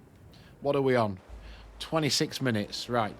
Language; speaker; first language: English; native; English